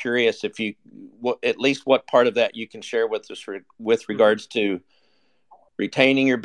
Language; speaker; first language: English; native; English